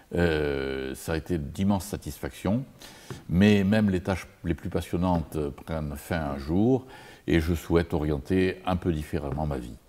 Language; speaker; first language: French; native; French